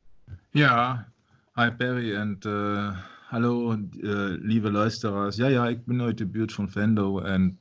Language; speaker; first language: Dutch; non-native, local second language; German